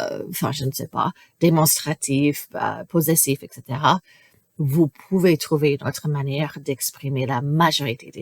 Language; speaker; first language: French; non-native, fluent; English